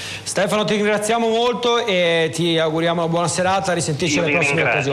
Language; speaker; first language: Italian; native; Italian